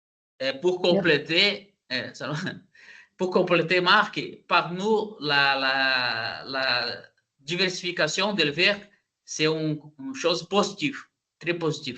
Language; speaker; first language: French; non-native, learner; Portuguese